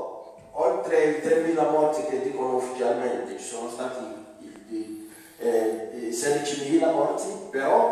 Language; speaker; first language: Italian; non-native, fluent; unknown